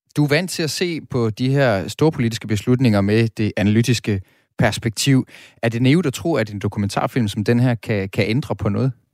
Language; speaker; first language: Danish; native; Danish